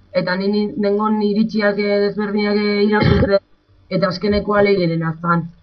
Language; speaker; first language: Basque; non-native, local second language; Spanish